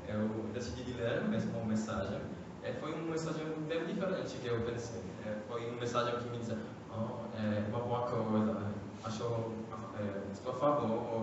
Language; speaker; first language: Portuguese; non-native, fluent; French